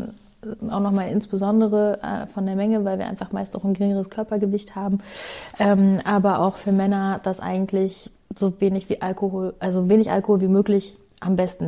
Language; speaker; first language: German; native; German